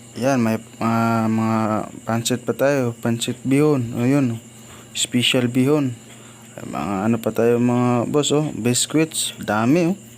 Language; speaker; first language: Filipino; non-native, local second language; Cebuano